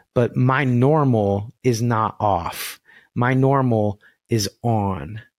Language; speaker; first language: English; native; English